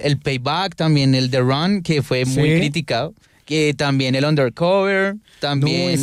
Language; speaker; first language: Spanish; native; Spanish